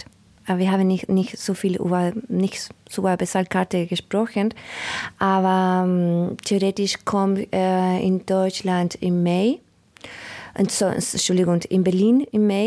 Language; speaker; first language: German; non-native, learner; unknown